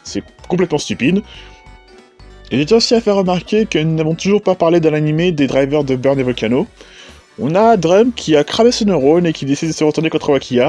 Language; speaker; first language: French; native; French